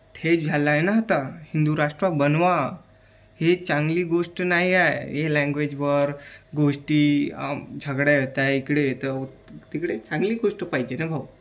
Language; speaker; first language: Marathi; early bilingual, other home language; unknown